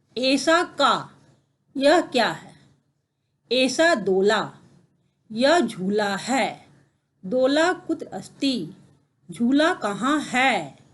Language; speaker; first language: Hindi; native; Hindi